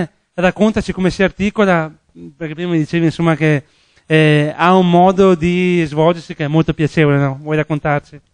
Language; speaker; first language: Italian; native; Italian